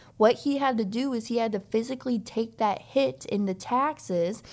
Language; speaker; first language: English; native; English